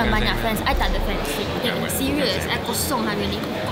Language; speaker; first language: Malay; non-native, local second language; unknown